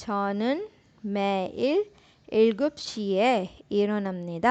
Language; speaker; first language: Korean; non-native, learner; Urdu